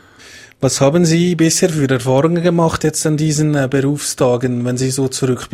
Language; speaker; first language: German; native; German